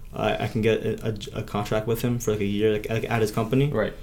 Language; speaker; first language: English; native; English